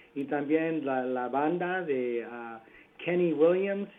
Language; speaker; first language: Spanish; early bilingual, other home language; English